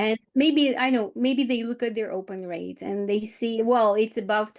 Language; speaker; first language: English; non-native, fluent; Romanian